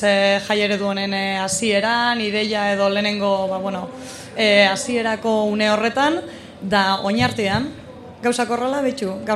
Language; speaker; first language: Basque; native; Basque